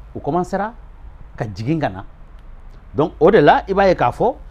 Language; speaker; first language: French; non-native, local second language; Bambara